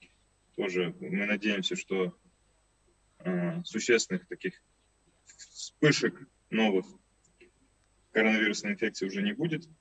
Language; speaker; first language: Russian; native; Russian